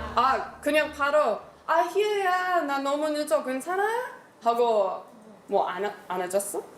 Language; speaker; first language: Korean; non-native, learner; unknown